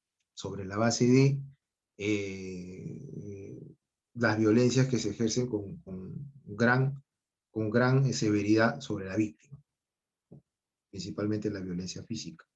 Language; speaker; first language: Spanish; native; Spanish